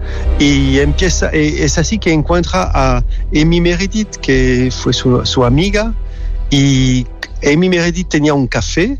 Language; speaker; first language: Spanish; non-native, learner; French